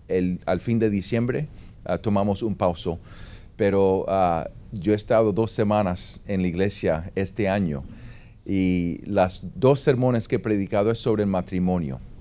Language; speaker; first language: Spanish; early bilingual, heritage; Spanish